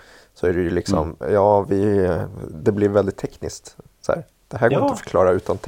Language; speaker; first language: Swedish; native; Swedish